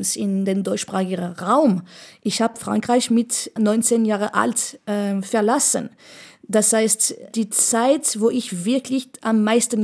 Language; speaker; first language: German; non-native, fluent; French